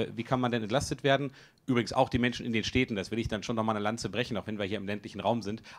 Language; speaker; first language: German; native; German